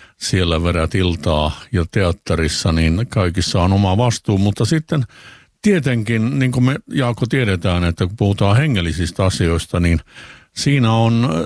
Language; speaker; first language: Finnish; native; Finnish